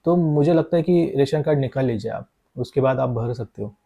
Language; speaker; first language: Hindi; non-native, local second language; Marathi